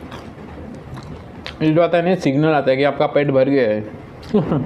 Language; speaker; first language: Hindi; non-native, local second language; Marathi